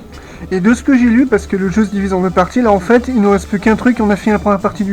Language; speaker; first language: French; native; French